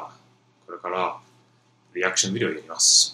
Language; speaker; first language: Japanese; non-native, fluent; English